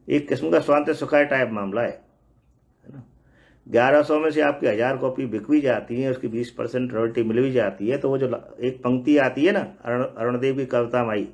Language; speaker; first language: Hindi; native; Hindi